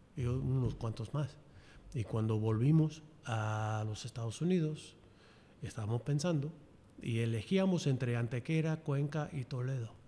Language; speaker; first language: Spanish; non-native, fluent; English